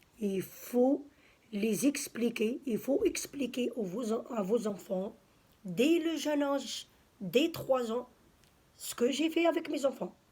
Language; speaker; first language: French; early bilingual, other home language; Arabic